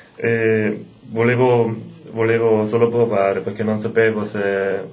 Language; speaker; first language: Italian; non-native, fluent; German